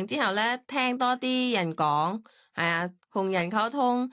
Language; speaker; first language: Cantonese; non-native, learner; Thai